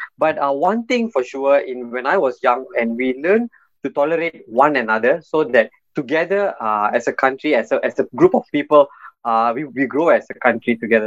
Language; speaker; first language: English; non-native, local second language; Tamil